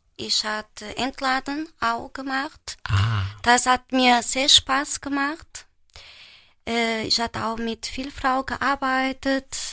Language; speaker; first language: German; non-native, learner; Portuguese